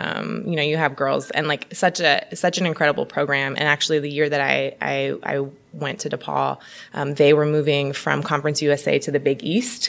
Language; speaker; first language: English; native; English